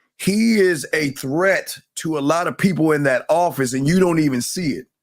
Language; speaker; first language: English; native; English